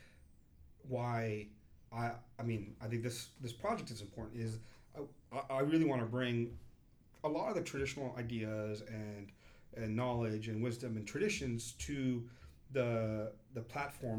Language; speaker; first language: English; early bilingual, other home language; Kannada